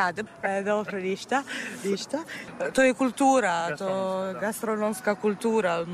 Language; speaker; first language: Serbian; non-native, fluent; Italian